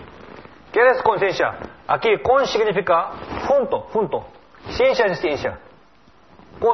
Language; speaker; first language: Spanish; non-native, learner; Korean